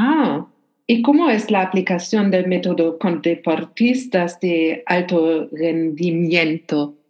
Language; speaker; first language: Spanish; non-native, learner; German